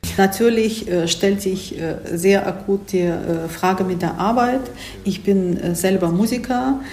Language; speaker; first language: German; non-native, fluent; Russian